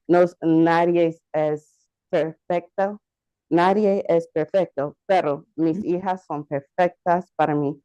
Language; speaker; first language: Spanish; non-native, learner; English